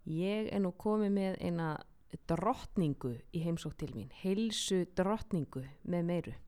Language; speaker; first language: Icelandic; native; Icelandic